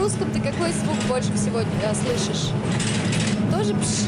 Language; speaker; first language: Russian; native; Russian